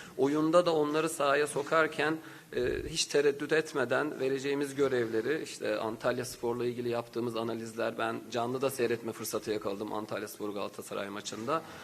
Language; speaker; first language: Turkish; native; Turkish